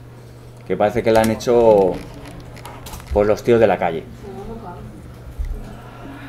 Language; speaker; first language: Spanish; native; Spanish